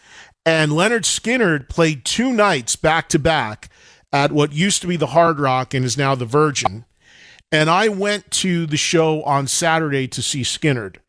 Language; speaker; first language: English; native; English